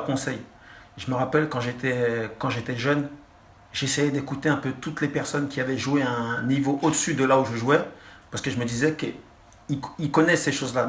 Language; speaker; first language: French; native; French